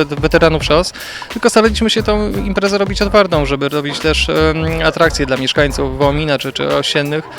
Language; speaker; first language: Polish; native; Polish